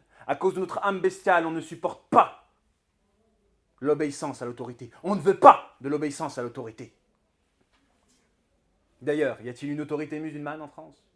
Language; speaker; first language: French; native; French